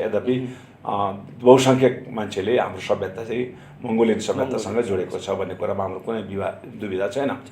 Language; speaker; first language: Nepali; non-native, local second language; Sherpa